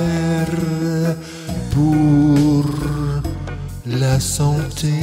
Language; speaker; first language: French; non-native, fluent; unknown